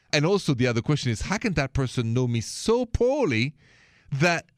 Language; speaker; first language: English; non-native, fluent; French